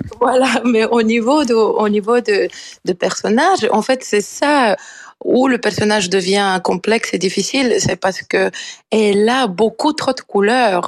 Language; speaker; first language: French; non-native, fluent; Bulgarian